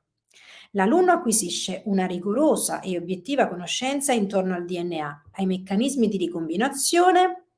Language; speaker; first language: Italian; native; Italian